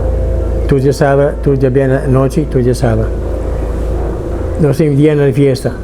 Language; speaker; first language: Portuguese; non-native, learner; Papiamento